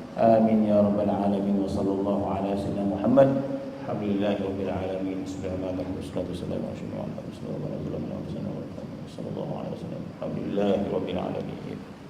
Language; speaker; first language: Malay; native; Malay